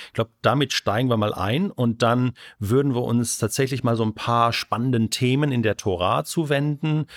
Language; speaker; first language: German; native; German